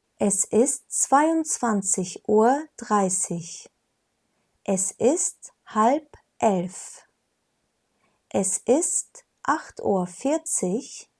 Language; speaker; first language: German; non-native, fluent; Turkish